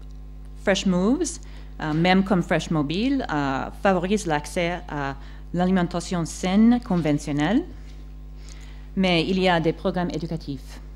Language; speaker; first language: French; non-native, fluent; English